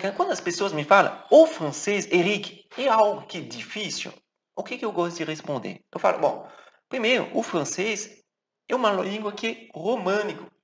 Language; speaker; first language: Portuguese; non-native, fluent; French